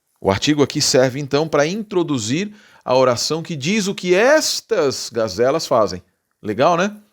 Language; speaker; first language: Portuguese; native; Portuguese